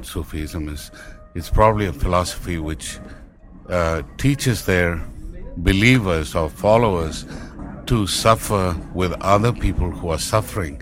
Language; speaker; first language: English; non-native, local second language; Tamil